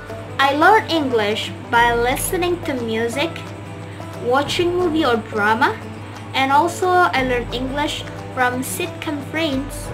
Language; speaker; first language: English; non-native, learner; Indonesian